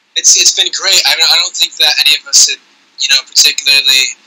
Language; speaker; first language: English; native; English